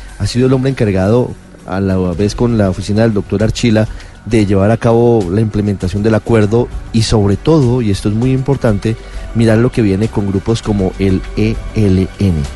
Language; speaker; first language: Spanish; native; Spanish